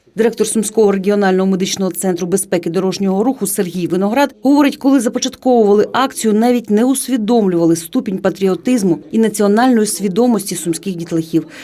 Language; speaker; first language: Ukrainian; native; Ukrainian